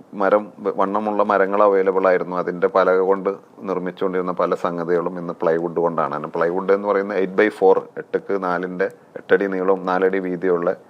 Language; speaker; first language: Malayalam; native; Malayalam